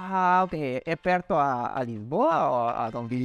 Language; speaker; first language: Portuguese; non-native, fluent; Spanish